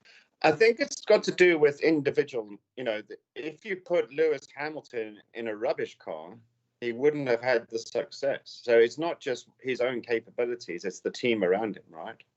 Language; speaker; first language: English; native; English